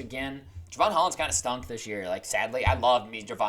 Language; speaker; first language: English; native; English